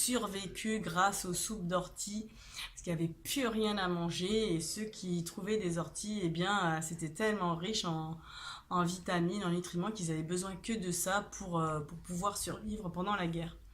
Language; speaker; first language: French; native; French